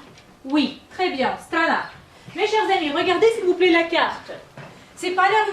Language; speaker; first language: French; non-native, fluent; Russian